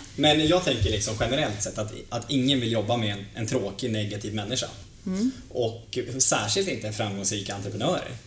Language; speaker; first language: Swedish; native; Swedish